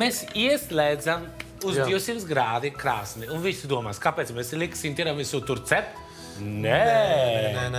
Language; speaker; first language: Latvian; non-native, fluent; Italian